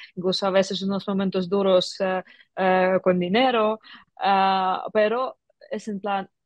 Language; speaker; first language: Spanish; non-native, fluent; Ukrainian